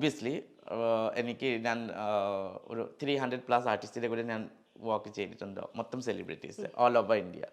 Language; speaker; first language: Malayalam; non-native, local second language; Assamese